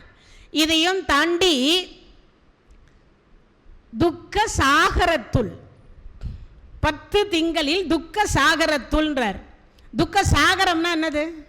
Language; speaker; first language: Tamil; native; Tamil